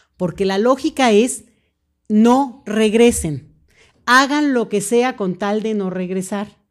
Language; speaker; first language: Spanish; native; Spanish